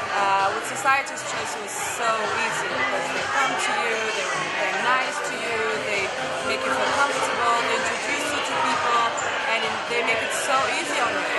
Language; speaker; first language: English; non-native, fluent; Arabic